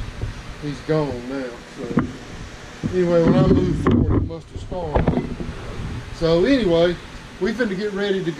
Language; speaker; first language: English; native; English